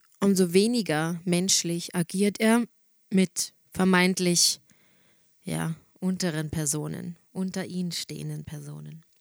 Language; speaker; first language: German; native; German